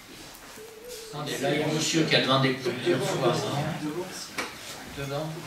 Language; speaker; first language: French; native; French